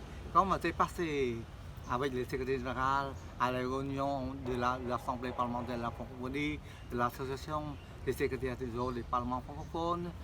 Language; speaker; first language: French; non-native, fluent; Khmer